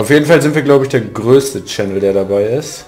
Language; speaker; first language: German; native; German